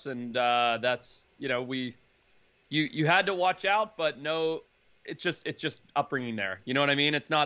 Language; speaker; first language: English; native; English